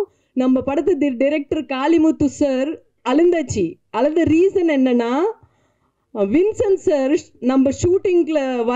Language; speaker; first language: Tamil; non-native, learner; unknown